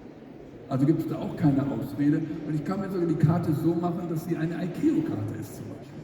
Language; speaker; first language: German; native; German